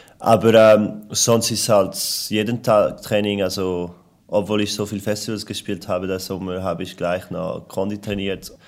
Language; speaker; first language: German; non-native, local second language; French